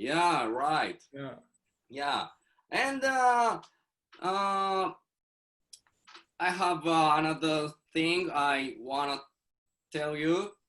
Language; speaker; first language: English; non-native, learner; Japanese